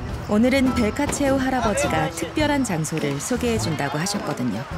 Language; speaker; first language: Korean; native; Korean